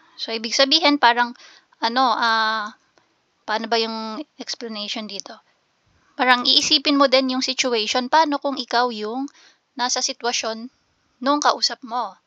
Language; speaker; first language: Filipino; native; Filipino